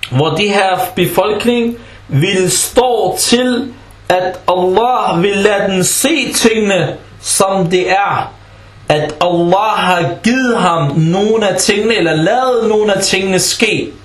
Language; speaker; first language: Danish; non-native, fluent; Arabic